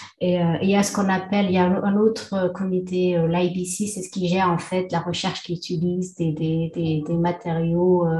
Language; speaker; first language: French; non-native, local second language; Arabic